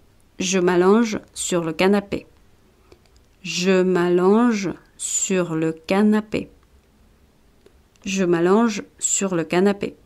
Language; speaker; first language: French; non-native, fluent; Spanish